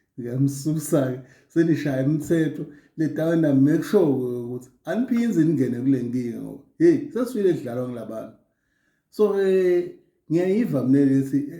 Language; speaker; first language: Zulu; non-native, local second language; Swati